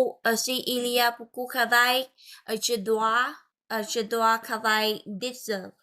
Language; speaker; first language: French; non-native, learner; Vietnamese